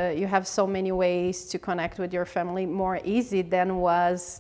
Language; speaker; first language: English; non-native, learner; Portuguese